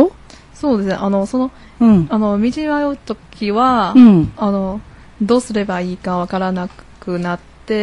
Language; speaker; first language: Japanese; non-native, learner; Chinese